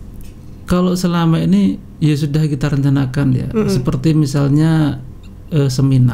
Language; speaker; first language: Indonesian; native; Indonesian